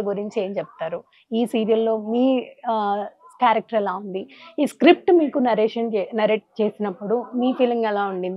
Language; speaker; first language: Telugu; native; Telugu